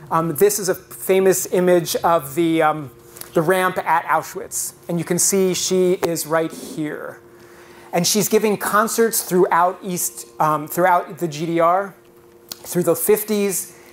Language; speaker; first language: English; native; English